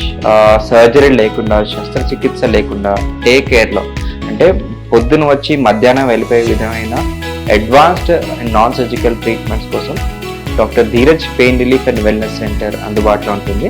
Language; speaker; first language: Telugu; native; Telugu